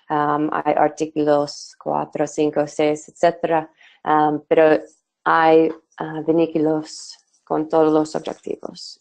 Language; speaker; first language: Spanish; non-native, fluent; English